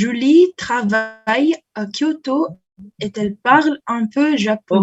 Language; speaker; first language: French; non-native, learner; Indonesian